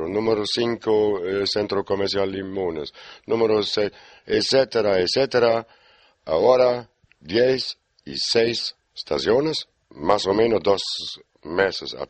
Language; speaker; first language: Spanish; non-native, learner; German